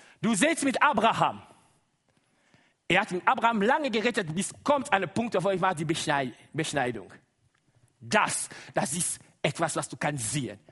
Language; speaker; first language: German; non-native, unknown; Lingala